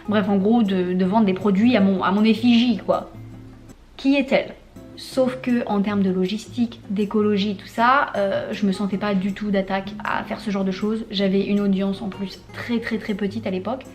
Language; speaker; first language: French; native; French